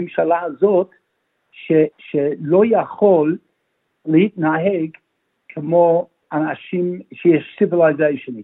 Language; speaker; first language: Hebrew; non-native, fluent; English